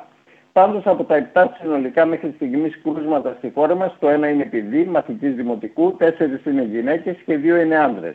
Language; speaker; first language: Greek; native; Greek